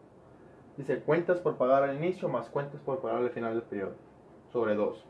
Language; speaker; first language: Spanish; native; Spanish